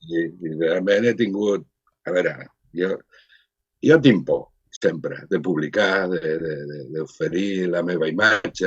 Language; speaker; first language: Catalan; non-native, local second language; Spanish